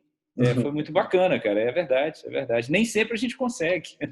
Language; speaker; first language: Portuguese; native; Portuguese